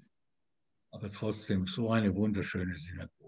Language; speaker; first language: German; native; German